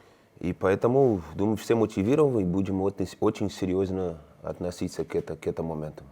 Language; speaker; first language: Russian; non-native, learner; Spanish